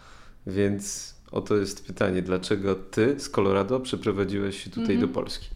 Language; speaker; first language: Polish; native; Polish